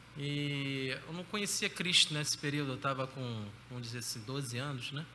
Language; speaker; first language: Portuguese; native; Portuguese